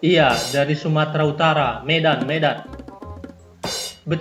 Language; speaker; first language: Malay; non-native, local second language; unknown